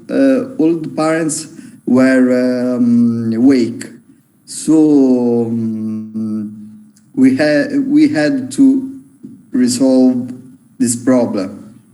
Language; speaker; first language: English; non-native, learner; Italian